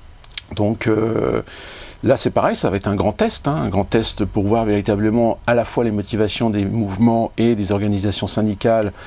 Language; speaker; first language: French; native; French